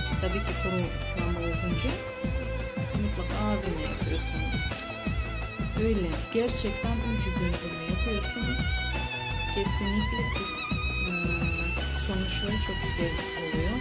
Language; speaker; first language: Turkish; non-native, learner; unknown